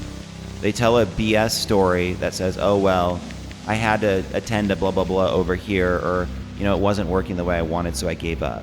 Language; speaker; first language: English; native; English